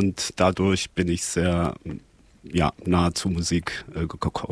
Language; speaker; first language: German; non-native, fluent; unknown